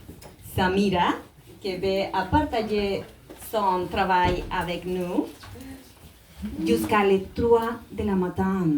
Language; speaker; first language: French; non-native, learner; Spanish